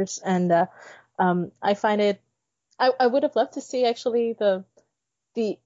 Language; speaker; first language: English; native; English